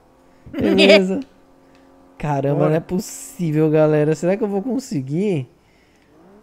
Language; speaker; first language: Portuguese; native; Portuguese